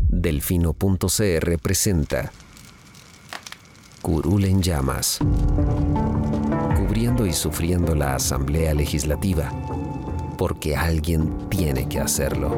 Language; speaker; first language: Spanish; native; Spanish